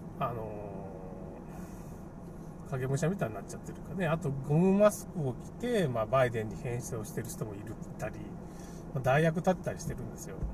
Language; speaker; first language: Japanese; native; Japanese